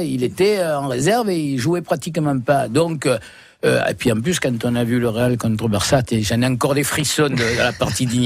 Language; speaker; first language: French; native; French